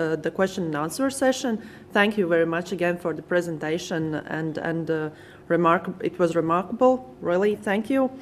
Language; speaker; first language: English; non-native, fluent; Latvian